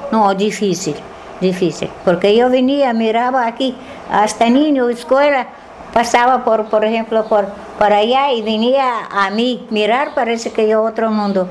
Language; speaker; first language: Spanish; non-native, learner; Russian